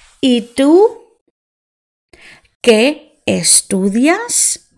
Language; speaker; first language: Spanish; non-native, fluent; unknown